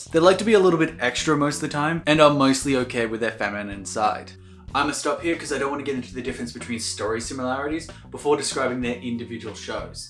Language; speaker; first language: English; native; English